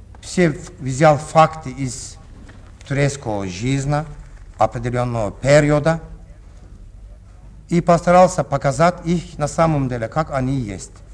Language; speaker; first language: Russian; non-native, learner; Turkish